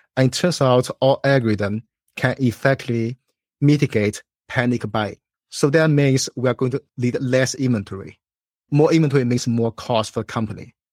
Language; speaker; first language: English; non-native, fluent; Chinese